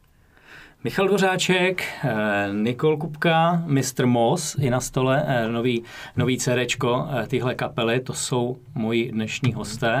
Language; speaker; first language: Czech; native; Czech